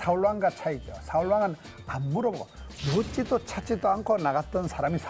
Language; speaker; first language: Korean; native; Korean